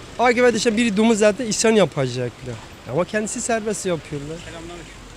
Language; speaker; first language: Turkish; non-native, local second language; Kurdish